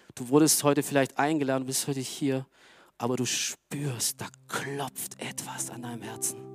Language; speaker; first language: German; early bilingual, other home language; Romanian